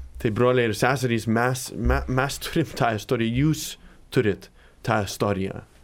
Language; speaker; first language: Lithuanian; early bilingual, heritage; Lithuanian